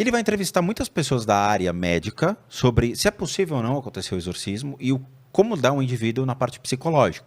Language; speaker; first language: Portuguese; native; Portuguese